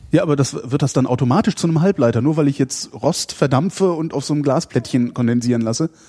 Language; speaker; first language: German; native; German